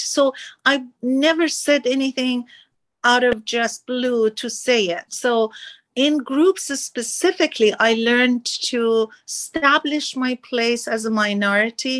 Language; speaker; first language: English; non-native, fluent; Persian